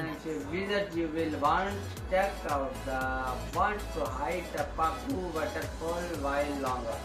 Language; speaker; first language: English; non-native, learner; Urdu